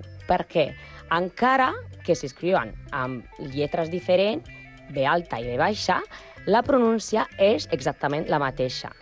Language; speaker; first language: Catalan; non-native, learner; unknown